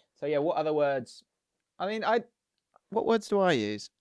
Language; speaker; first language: English; native; English